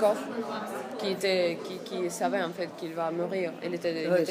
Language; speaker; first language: French; non-native, fluent; Russian